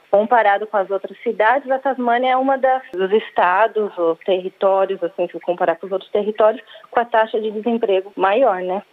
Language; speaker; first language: Portuguese; native; Portuguese